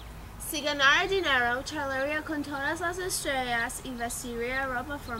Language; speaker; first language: Spanish; non-native, learner; English